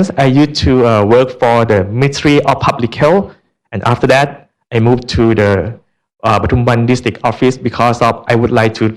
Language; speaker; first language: English; non-native, learner; Thai